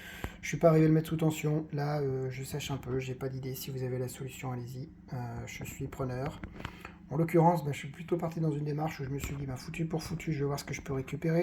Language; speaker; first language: French; native; French